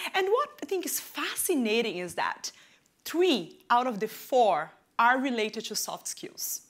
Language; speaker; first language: English; non-native, fluent; Portuguese